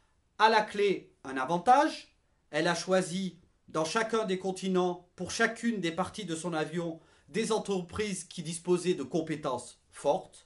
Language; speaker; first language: French; native; French